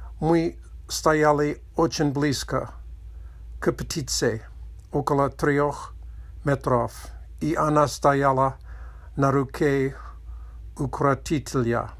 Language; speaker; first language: Russian; non-native, learner; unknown